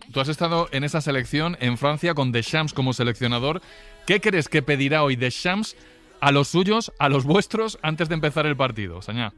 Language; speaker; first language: Spanish; native; Spanish